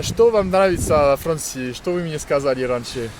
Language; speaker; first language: Russian; non-native, learner; French